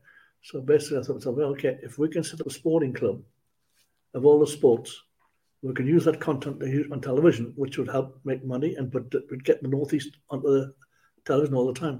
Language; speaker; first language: English; native; English